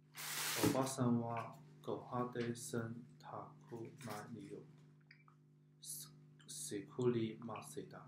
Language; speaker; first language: Japanese; non-native, learner; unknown